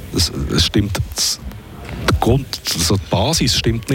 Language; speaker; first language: German; native; German